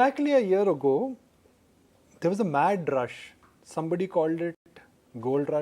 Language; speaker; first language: English; non-native, local second language; Hindi